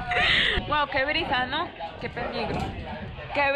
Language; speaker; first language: Spanish; native; Spanish